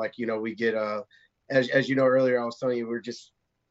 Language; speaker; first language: English; native; English